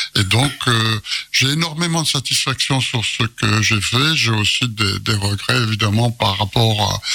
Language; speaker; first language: French; native; French